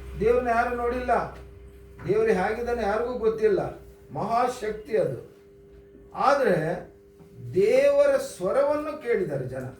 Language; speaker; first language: Kannada; native; Kannada